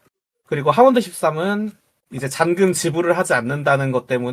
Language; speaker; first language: Korean; native; Korean